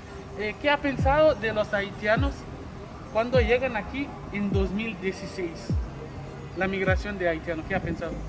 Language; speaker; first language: Spanish; non-native, learner; Haitian Creole